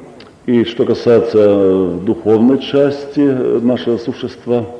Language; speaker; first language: Russian; non-native, local second language; Estonian